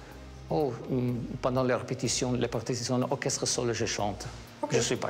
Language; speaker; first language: French; non-native, fluent; Italian